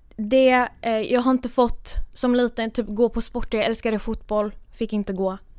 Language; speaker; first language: Swedish; early bilingual, other home language; Kurdish